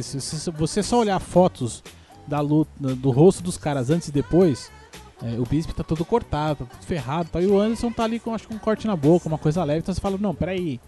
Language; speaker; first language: Portuguese; native; Portuguese